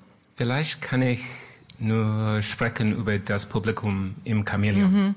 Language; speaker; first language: German; non-native, learner; English